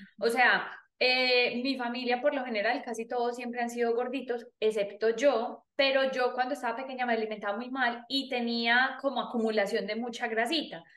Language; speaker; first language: Spanish; native; Spanish